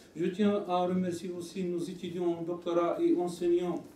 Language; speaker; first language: French; non-native, local second language; Arabic